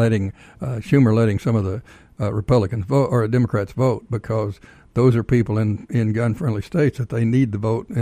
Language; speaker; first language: English; native; English